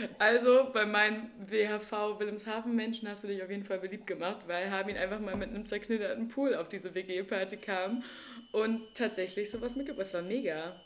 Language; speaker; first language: German; native; German